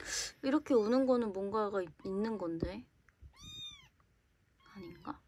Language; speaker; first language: Korean; native; Korean